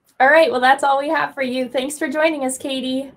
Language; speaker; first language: English; native; English